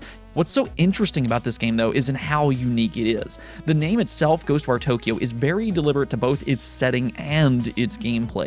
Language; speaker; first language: English; native; English